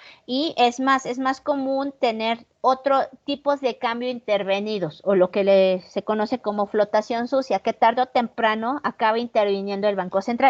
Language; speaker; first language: Spanish; native; Spanish